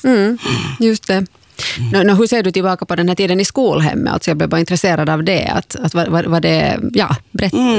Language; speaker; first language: Swedish; native; Swedish